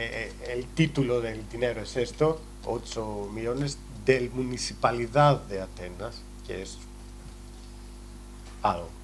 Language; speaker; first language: Spanish; non-native, learner; Greek